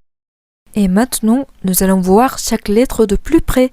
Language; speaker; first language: French; non-native, fluent; Japanese